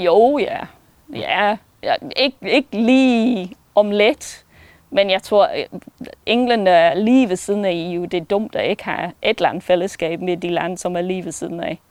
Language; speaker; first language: Danish; non-native, fluent; English